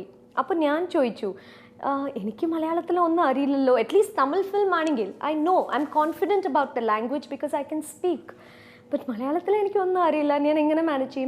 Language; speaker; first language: Malayalam; non-native, fluent; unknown